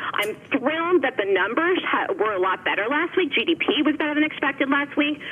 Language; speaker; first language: English; native; English